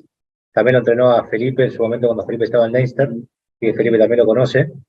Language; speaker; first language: Spanish; native; Spanish